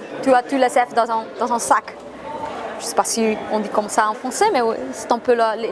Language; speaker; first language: French; non-native, fluent; Spanish